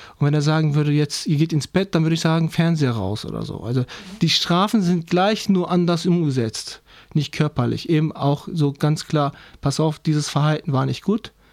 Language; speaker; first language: German; non-native, fluent; Turkish